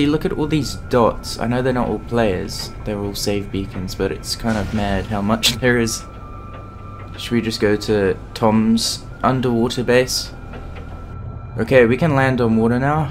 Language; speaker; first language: English; native; English